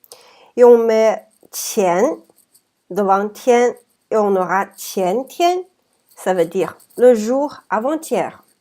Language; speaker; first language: French; non-native, fluent; Chinese